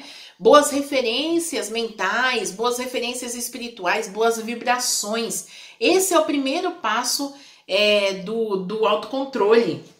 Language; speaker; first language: Portuguese; native; Portuguese